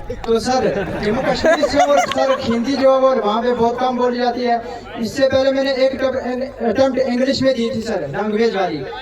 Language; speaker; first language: Hindi; non-native, local second language; Punjabi